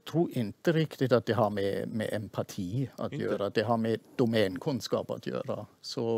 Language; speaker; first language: Swedish; non-native, fluent; German